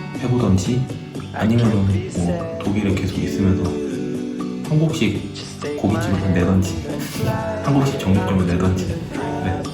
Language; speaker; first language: Korean; native; Korean